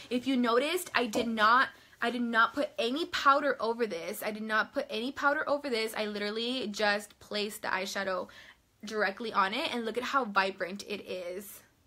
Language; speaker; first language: English; early bilingual, other home language; Spanish